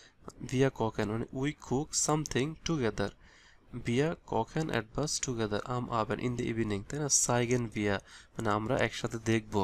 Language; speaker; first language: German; non-native, fluent; Bangla